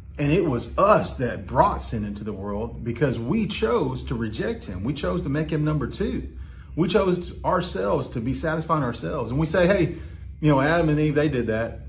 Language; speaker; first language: English; native; English